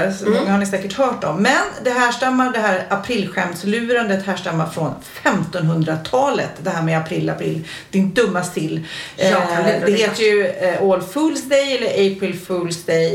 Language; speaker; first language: Swedish; native; Swedish